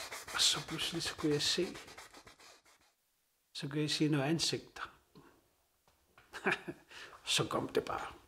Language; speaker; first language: Danish; non-native, local second language; Kalaallisut